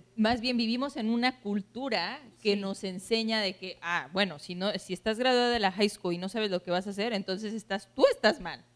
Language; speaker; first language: Spanish; native; Spanish